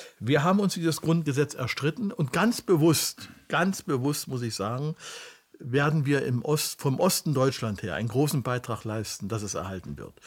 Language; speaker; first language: German; native; German